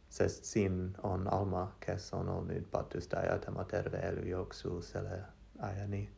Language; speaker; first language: Estonian; non-native, learner; English